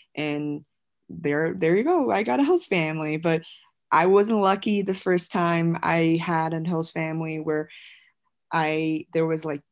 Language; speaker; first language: English; non-native, fluent; Chinese